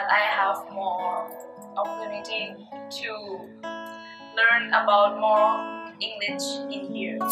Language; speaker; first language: English; non-native, learner; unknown